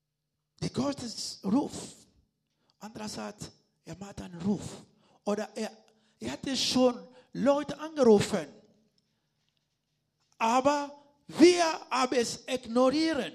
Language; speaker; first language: German; non-native, learner; Lingala